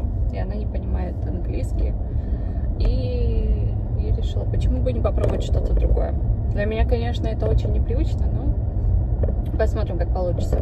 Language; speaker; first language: Russian; early bilingual, heritage; Russian